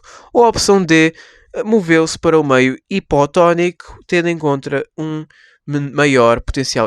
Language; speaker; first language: Portuguese; native; Portuguese